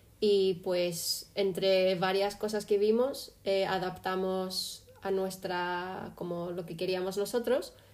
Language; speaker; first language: Spanish; early bilingual, other home language; English